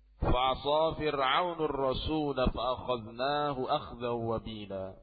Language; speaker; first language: Arabic; non-native, fluent; Indonesian